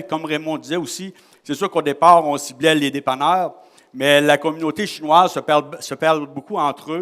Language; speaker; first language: French; native; French